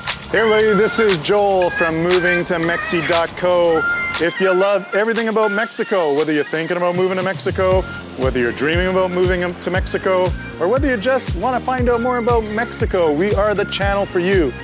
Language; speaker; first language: English; native; English